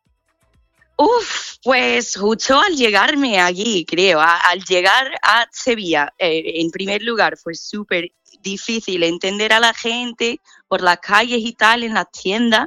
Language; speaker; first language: Spanish; non-native, fluent; English